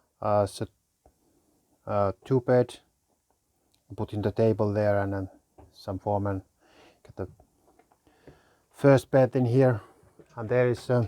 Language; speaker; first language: English; non-native, learner; Finnish